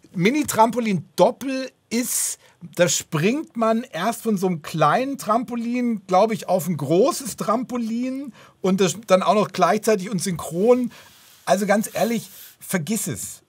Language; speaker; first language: German; native; German